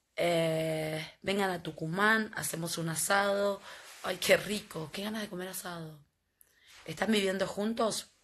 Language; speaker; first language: Spanish; native; Spanish